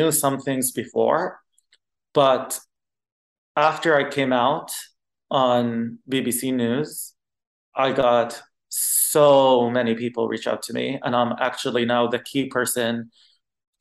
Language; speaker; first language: English; non-native, fluent; Arabic